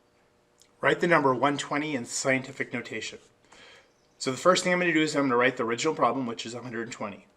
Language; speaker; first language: English; native; English